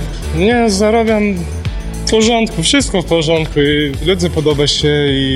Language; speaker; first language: Polish; non-native, learner; Ukrainian